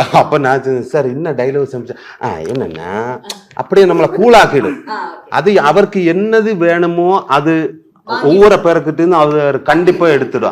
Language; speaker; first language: Tamil; non-native, learner; Malayalam